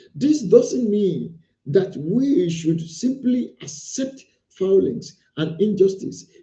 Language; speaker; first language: English; non-native, local second language; Yoruba